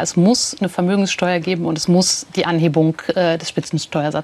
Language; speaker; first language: German; native; German